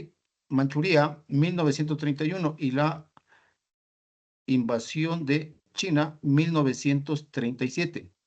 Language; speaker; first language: Spanish; native; Spanish